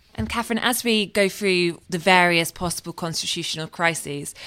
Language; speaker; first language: English; native; English